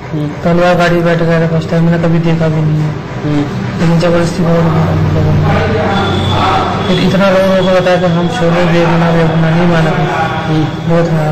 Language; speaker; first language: Hindi; native; Hindi